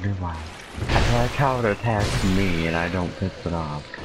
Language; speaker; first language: English; native; English